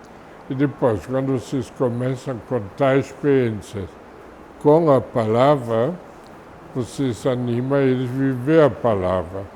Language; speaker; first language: Portuguese; non-native, fluent; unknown